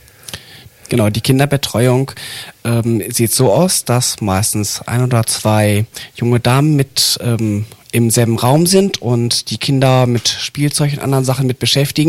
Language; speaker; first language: German; native; German